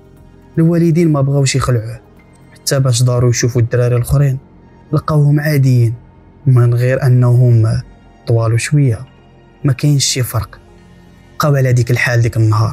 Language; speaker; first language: Arabic; native; Arabic